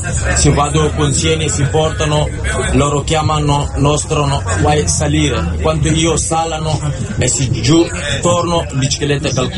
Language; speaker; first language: Italian; non-native, learner; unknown